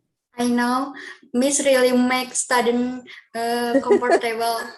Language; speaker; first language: English; non-native, learner; Indonesian